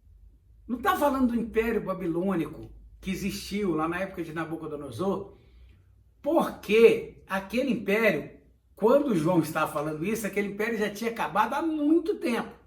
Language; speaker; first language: Portuguese; native; Portuguese